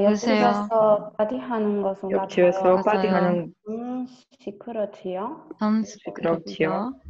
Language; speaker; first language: Korean; non-native, learner; Spanish